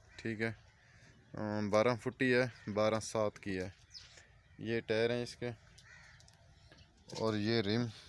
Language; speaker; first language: Urdu; non-native, local second language; Punjabi